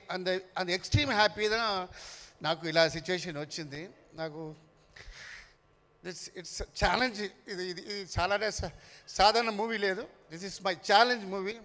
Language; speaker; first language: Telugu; non-native, learner; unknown